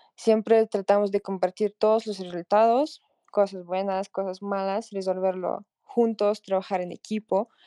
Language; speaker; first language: Spanish; non-native, fluent; Russian